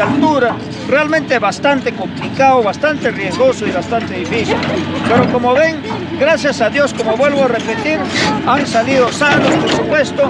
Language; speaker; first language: Spanish; native; Spanish